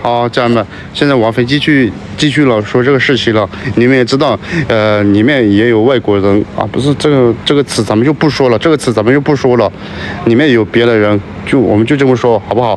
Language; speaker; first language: Chinese; native; Chinese